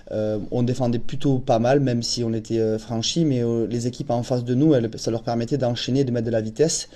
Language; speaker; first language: French; native; French